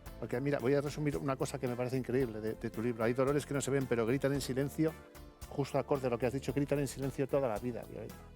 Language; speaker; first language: Spanish; native; Spanish